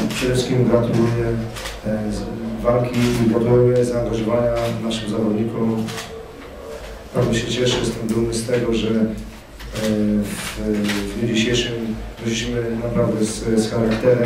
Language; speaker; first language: Polish; native; Polish